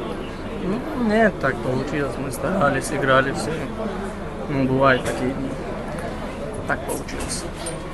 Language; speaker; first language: Russian; non-native, local second language; Chechen